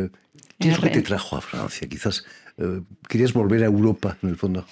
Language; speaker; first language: Spanish; native; Spanish